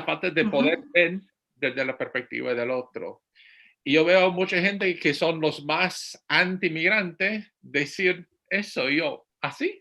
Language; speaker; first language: Spanish; non-native, fluent; English